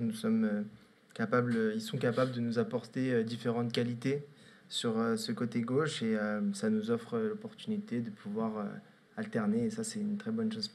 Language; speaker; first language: French; native; French